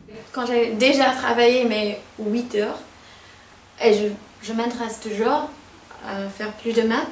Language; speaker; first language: French; non-native, fluent; English